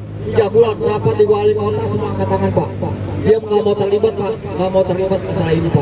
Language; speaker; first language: Indonesian; native; Indonesian